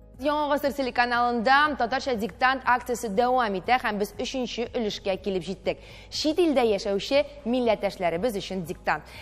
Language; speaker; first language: Tatar; native; Tatar